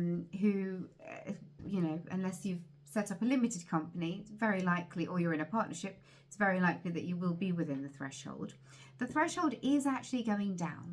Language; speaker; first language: English; native; English